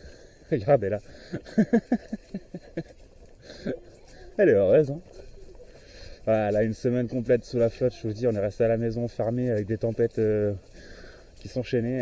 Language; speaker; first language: French; native; French